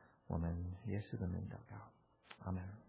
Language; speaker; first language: Chinese; non-native, fluent; English